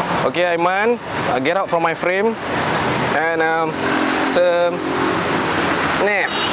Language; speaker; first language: English; non-native, local second language; Malay